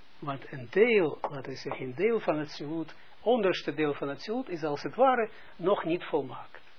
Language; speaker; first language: Dutch; non-native, fluent; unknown